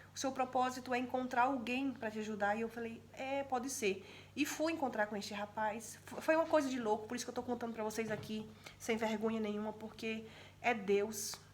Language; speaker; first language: Portuguese; native; Portuguese